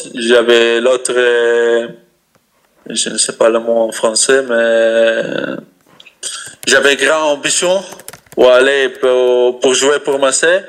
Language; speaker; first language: French; non-native, learner; Dutch